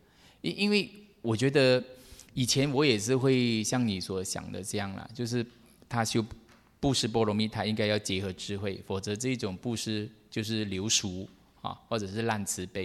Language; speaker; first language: Chinese; native; Chinese